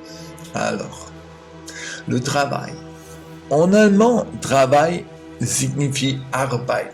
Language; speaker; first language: French; non-native, learner; German